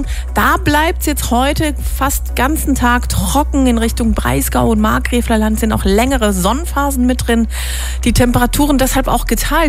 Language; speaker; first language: German; native; German